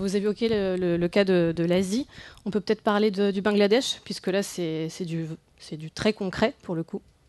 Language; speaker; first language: French; native; French